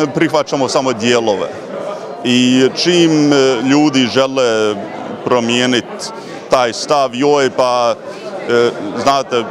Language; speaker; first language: Croatian; early bilingual, heritage; Croatian